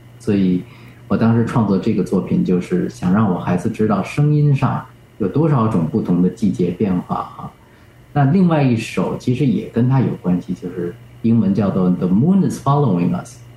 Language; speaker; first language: Chinese; native; Chinese